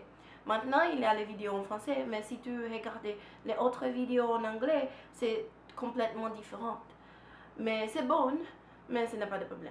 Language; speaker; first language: French; non-native, learner; Portuguese